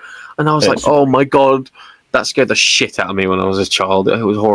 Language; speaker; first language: English; native; English